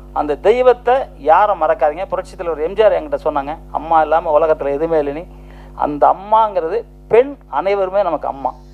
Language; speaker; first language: Tamil; native; Tamil